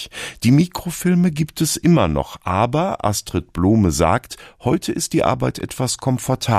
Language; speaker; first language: German; native; German